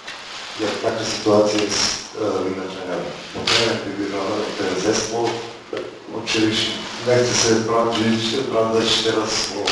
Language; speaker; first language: Polish; non-native, learner; Russian